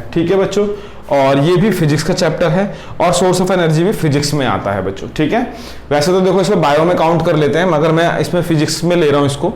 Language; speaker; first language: Hindi; native; Hindi